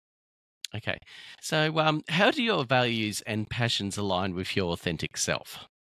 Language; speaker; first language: English; native; English